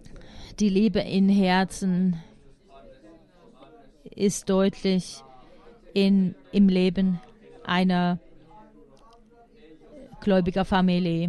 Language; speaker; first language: German; non-native, fluent; Finnish